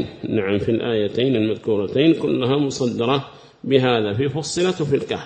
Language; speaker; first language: Arabic; native; Arabic